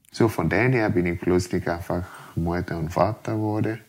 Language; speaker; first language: German; non-native, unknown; Yoruba